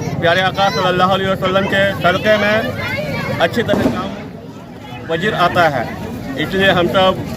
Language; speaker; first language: Hindi; non-native, local second language; Gujarati